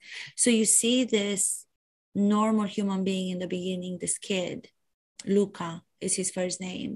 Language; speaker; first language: English; non-native, fluent; Romanian